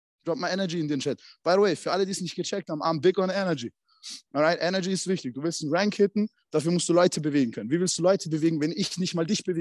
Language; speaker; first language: German; native; German